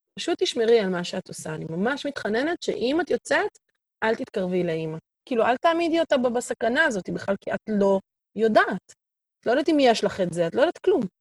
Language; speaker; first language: Hebrew; native; Hebrew